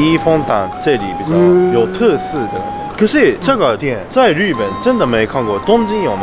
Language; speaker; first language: Chinese; non-native, fluent; Japanese